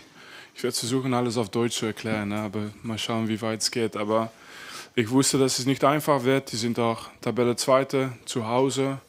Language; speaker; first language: German; non-native, fluent; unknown